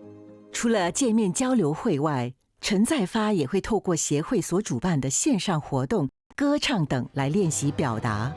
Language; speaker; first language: Chinese; native; Chinese